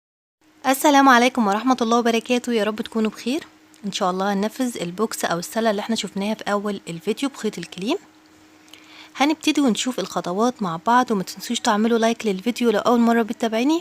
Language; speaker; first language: Arabic; native; Arabic